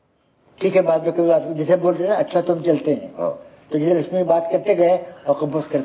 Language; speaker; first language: Hindi; native; Hindi